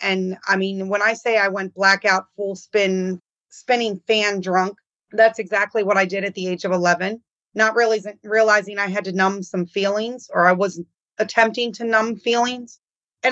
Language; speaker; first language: English; native; English